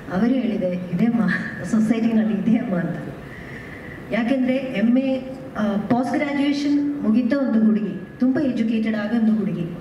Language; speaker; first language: Kannada; non-native, learner; Malayalam